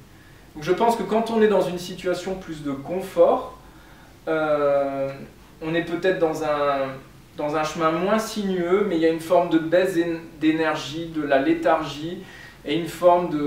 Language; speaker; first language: French; native; French